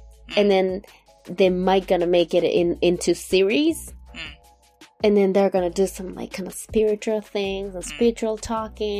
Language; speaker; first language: English; non-native, fluent; Japanese